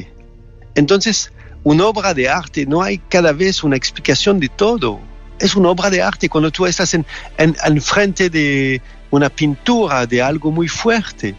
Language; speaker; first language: Spanish; non-native, fluent; French